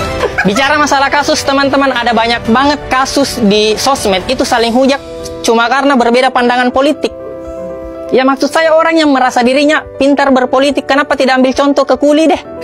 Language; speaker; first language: Indonesian; native; Indonesian